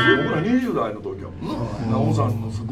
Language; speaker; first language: Japanese; native; Japanese